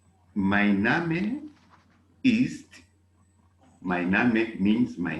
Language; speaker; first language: German; non-native, learner; Bemba